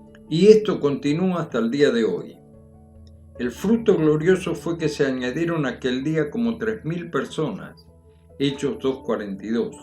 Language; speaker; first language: Spanish; native; Spanish